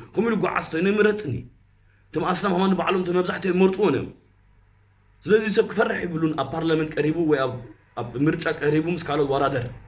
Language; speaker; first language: Tigrinya; early bilingual, heritage; Tigrinya